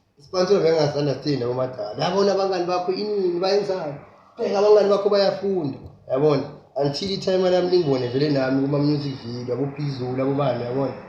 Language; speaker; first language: Zulu; native; Zulu